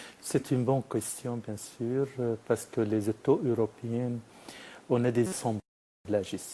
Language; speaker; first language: French; non-native, fluent; Arabic